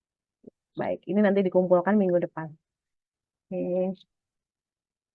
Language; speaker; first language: Indonesian; native; Indonesian